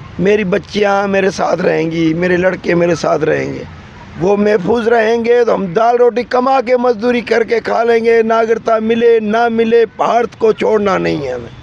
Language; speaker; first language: Urdu; non-native, local second language; Sindhi